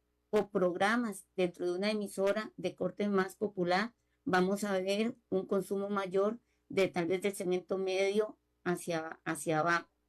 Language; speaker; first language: Spanish; native; Spanish